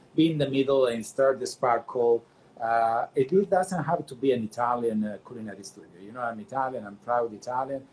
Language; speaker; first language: English; non-native, fluent; Italian